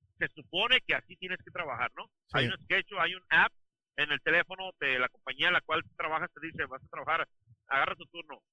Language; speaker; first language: Spanish; native; Spanish